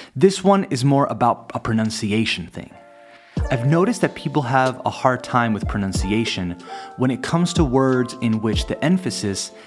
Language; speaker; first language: English; native; English